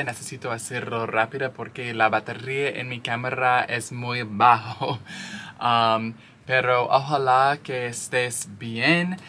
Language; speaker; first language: Spanish; non-native, learner; English